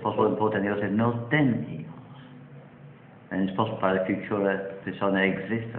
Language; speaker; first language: Spanish; non-native, learner; English